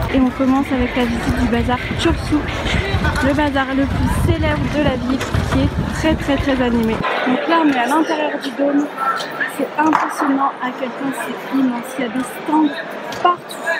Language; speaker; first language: French; native; French